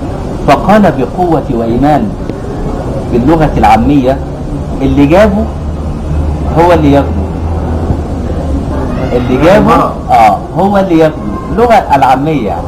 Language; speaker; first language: Arabic; native; Arabic